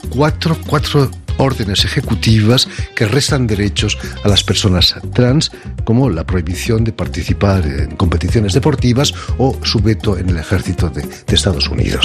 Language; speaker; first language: Spanish; native; Spanish